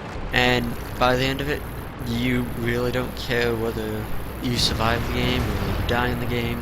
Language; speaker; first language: English; native; English